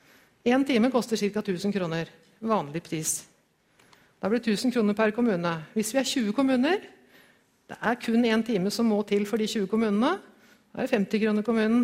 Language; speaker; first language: Norwegian; native; Norwegian